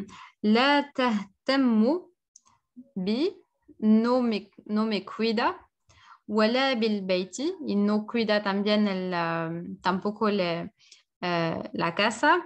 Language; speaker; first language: Spanish; non-native, learner; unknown